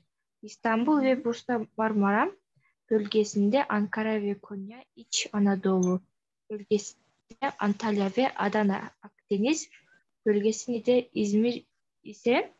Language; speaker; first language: Turkish; non-native, learner; Kyrgyz